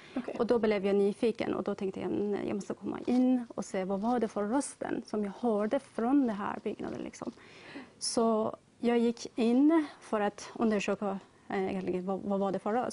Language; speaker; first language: Swedish; non-native, learner; Persian